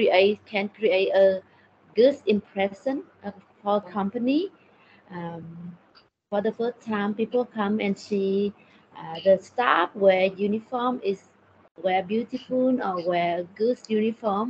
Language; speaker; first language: English; non-native, learner; Thai